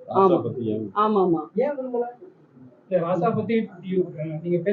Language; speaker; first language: Tamil; native; Tamil